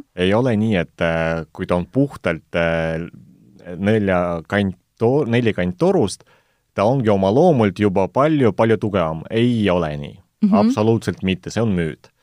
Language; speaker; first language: Estonian; non-native, local second language; Russian